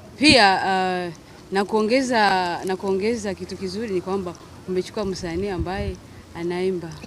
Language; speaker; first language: Swahili; non-native, fluent; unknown